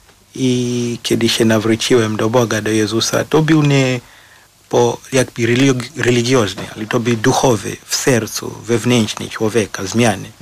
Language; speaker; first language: Polish; non-native, fluent; Shona